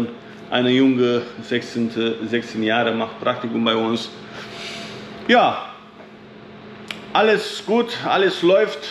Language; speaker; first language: German; non-native, fluent; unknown